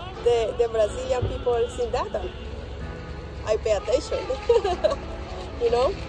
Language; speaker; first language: English; non-native, learner; Spanish